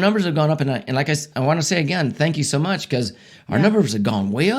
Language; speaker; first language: English; native; English